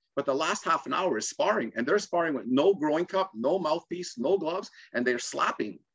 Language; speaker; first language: English; native; English